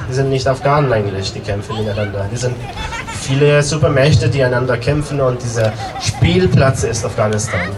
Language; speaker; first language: German; non-native, fluent; Persian